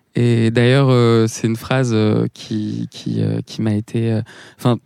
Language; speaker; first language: French; native; French